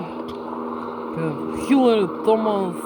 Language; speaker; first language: English; non-native, learner; Russian